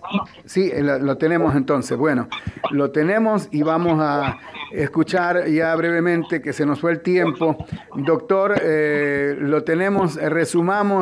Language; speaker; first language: Spanish; native; Spanish